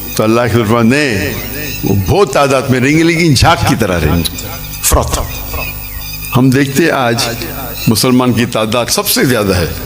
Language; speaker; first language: Urdu; non-native, local second language; Konkani